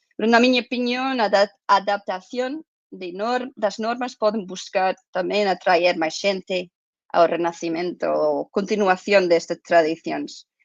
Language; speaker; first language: Galician; non-native, fluent; English